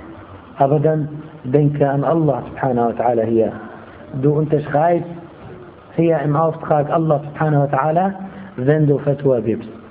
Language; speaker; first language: German; non-native, fluent; Arabic